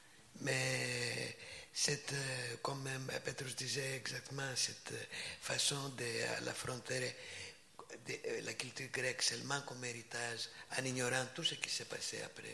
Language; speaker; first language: French; non-native, fluent; Greek